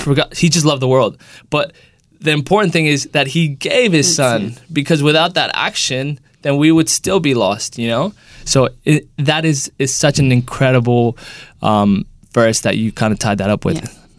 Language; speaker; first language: English; early bilingual, other home language; Spanish